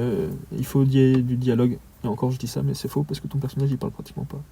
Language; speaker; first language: French; native; French